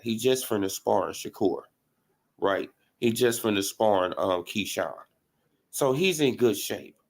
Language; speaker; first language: English; native; English